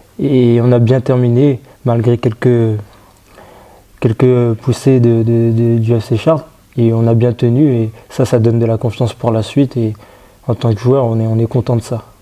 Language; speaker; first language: French; native; French